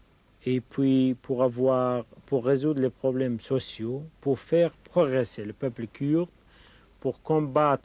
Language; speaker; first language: French; non-native, fluent; Kurdish